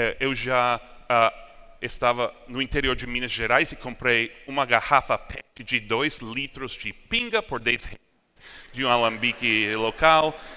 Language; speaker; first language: Portuguese; non-native, fluent; English